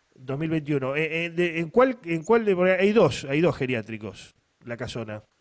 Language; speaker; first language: Spanish; native; Spanish